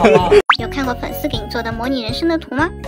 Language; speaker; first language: Chinese; native; Chinese